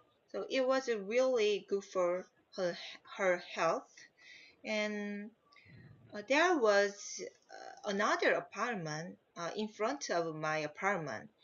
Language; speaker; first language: English; non-native, learner; Korean